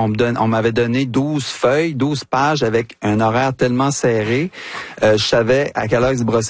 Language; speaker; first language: French; native; French